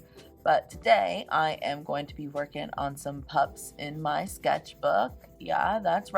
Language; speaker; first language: English; native; English